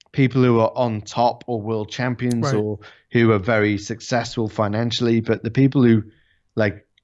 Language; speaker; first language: English; native; English